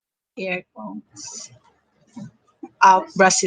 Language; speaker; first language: German; non-native, learner; Filipino